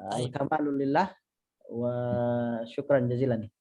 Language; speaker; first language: Arabic; non-native, fluent; Indonesian